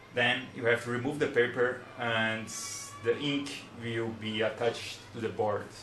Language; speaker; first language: English; non-native, fluent; Portuguese